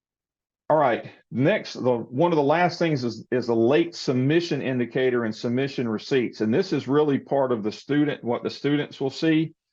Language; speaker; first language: English; native; English